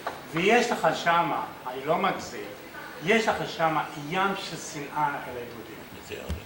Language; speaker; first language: Hebrew; early bilingual, other home language; Arabic